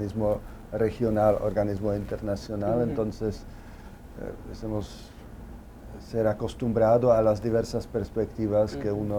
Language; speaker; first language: Spanish; non-native, fluent; Czech